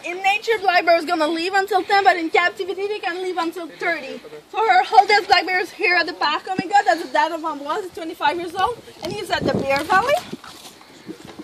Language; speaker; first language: English; non-native, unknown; French